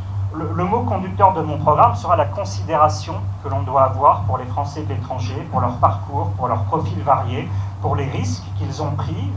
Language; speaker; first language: French; native; French